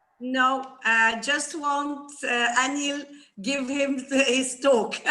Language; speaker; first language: English; non-native, fluent; Arabic